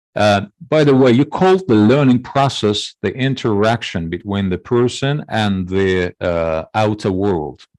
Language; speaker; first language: English; non-native, fluent; Azerbaijani